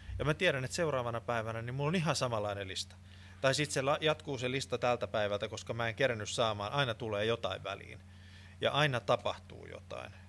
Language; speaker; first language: Finnish; non-native, local second language; Swedish